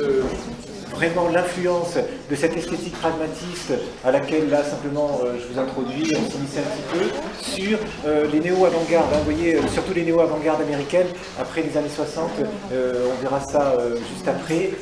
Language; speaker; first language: French; native; French